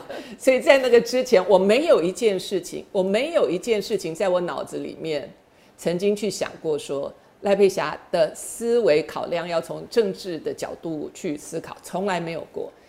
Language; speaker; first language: Chinese; native; Chinese